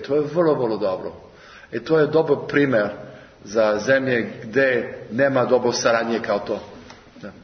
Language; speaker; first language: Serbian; non-native, learner; English